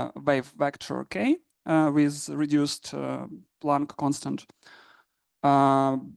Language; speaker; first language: English; non-native, fluent; Ukrainian